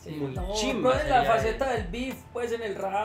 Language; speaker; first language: Spanish; native; Spanish